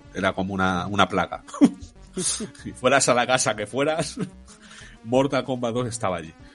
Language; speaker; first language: Spanish; native; Spanish